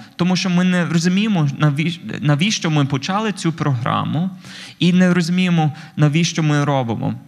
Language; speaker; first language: Ukrainian; non-native, fluent; English